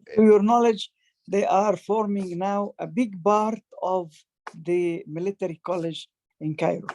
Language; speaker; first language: English; non-native, fluent; Arabic